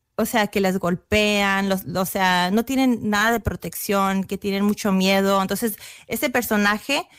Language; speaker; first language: Spanish; early bilingual, heritage; Spanish